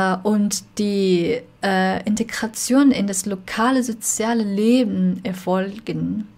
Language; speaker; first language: German; non-native, fluent; Chinese